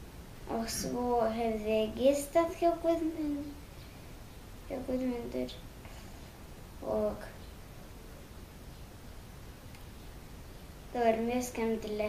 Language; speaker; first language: Icelandic; early bilingual, other home language; Russian